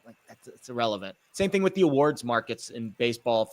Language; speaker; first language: English; native; English